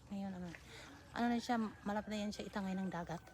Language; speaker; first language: Filipino; native; Filipino